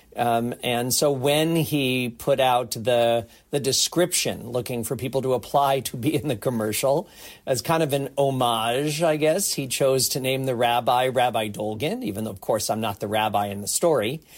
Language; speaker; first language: English; native; English